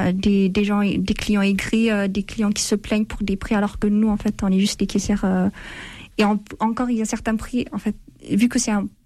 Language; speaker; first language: French; non-native, fluent; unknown